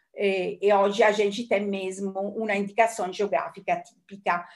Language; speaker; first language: Portuguese; non-native, fluent; Italian